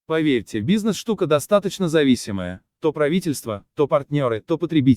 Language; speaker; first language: Russian; native; Russian